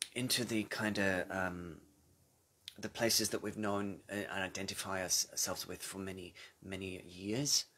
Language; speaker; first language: English; native; English